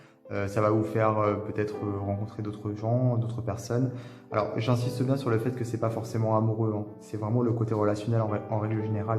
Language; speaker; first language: French; native; French